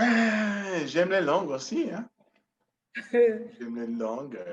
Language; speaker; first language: French; non-native, fluent; English